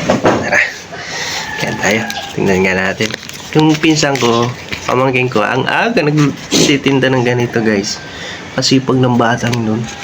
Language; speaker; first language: Filipino; non-native, local second language; Bikol